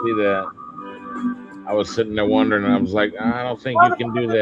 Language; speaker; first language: English; native; English